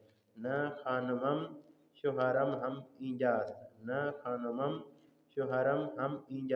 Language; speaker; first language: Persian; non-native, fluent; Urdu